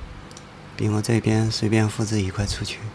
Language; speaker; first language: Chinese; native; Chinese